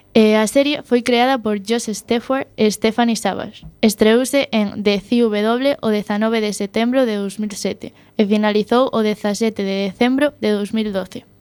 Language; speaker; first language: Galician; non-native, local second language; Spanish